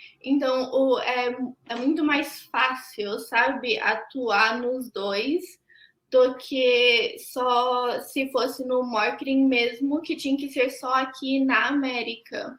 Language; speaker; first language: Portuguese; early bilingual, heritage; Portuguese